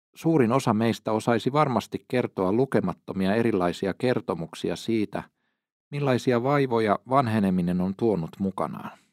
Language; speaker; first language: Finnish; native; Finnish